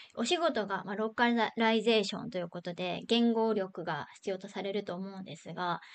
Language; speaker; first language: Japanese; native; Japanese